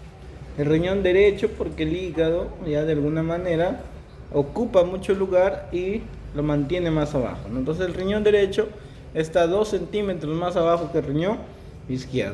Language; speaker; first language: Spanish; native; Spanish